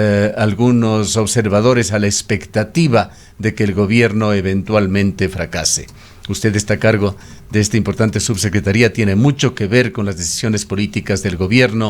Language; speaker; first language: Spanish; native; Spanish